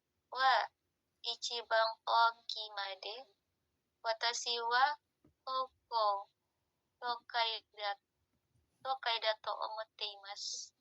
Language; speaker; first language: Japanese; non-native, learner; Indonesian